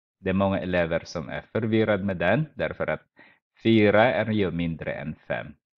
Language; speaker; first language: Swedish; non-native, fluent; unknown